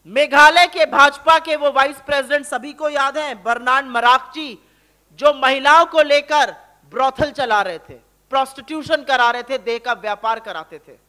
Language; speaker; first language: Hindi; native; Hindi